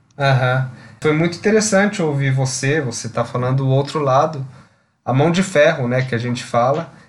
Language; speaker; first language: Portuguese; native; Portuguese